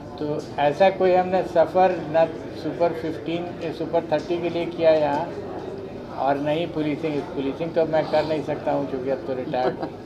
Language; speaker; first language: Hindi; native; Hindi